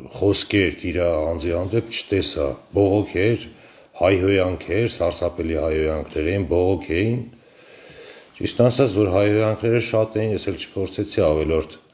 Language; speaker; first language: Armenian; native; Armenian